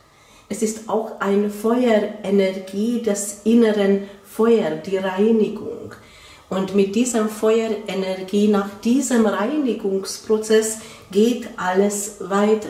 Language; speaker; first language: German; non-native, fluent; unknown